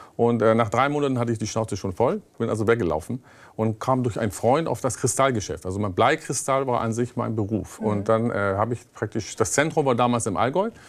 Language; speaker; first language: German; early bilingual, other home language; Persian